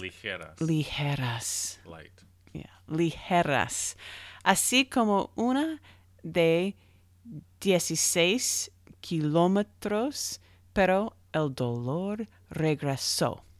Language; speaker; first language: Spanish; non-native, learner; English